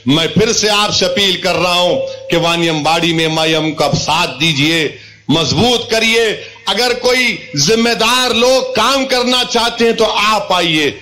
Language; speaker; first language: Urdu; native; Urdu